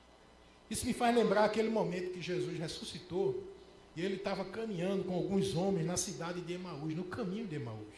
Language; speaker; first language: Portuguese; native; Portuguese